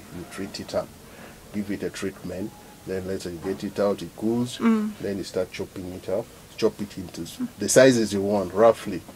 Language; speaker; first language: English; non-native, local second language; Acoli